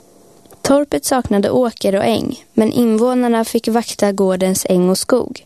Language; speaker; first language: Swedish; native; Swedish